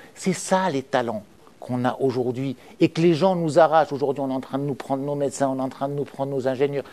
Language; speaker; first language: French; non-native, local second language; Arabic